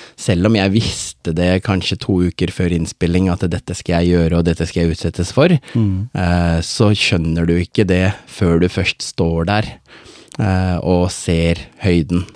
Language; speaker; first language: Norwegian; early bilingual, other home language; Tamil